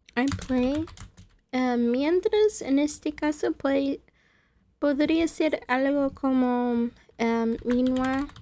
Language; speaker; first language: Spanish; non-native, fluent; English